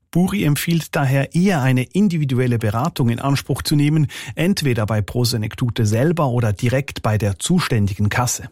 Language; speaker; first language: German; native; German